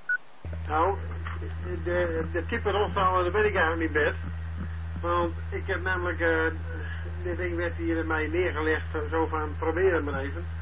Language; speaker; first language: Dutch; native; Dutch